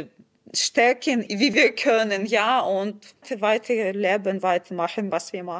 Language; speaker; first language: German; non-native, fluent; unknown